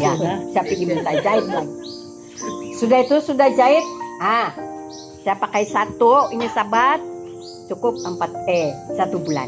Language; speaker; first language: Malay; non-native, local second language; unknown